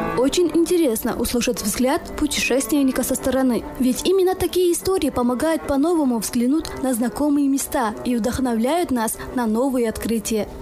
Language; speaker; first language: Russian; non-native, local second language; Tajik